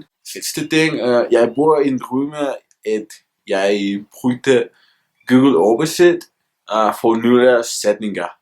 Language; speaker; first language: Danish; non-native, learner; Spanish